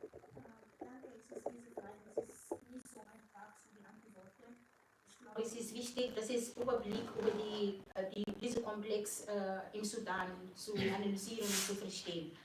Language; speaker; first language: German; non-native, fluent; Arabic